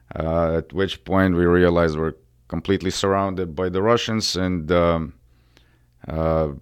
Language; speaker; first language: English; early bilingual, other home language; Ukrainian